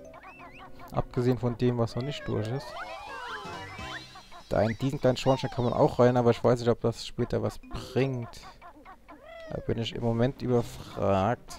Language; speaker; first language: German; native; German